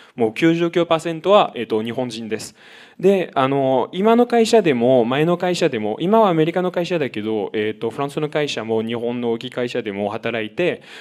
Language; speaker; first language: Japanese; non-native, fluent; French